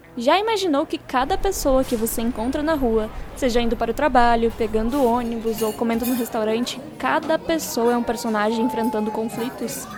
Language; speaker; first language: Portuguese; native; Portuguese